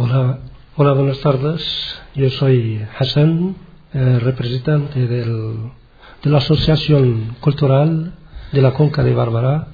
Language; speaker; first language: Spanish; non-native, learner; Arabic